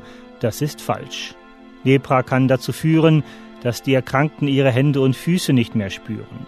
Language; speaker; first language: German; native; German